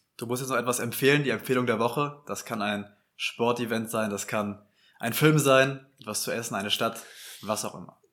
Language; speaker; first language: German; native; German